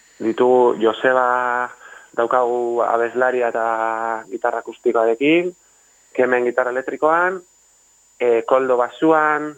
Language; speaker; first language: Basque; native; Basque